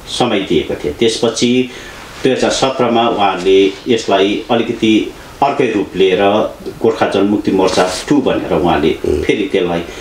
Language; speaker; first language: Nepali; native; Nepali